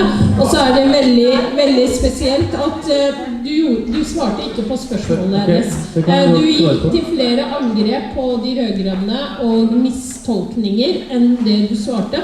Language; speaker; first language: Norwegian; early bilingual, other home language; Somali